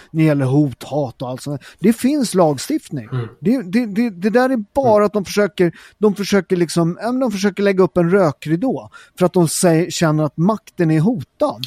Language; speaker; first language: Swedish; early bilingual, other home language; Italian